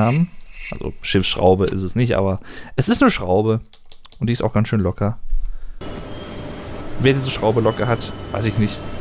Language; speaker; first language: German; native; German